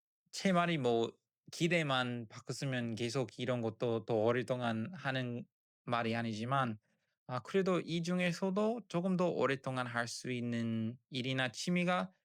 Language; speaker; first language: Korean; non-native, learner; English